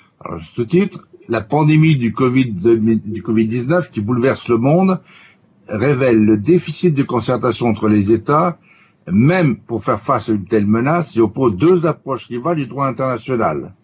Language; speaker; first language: French; native; French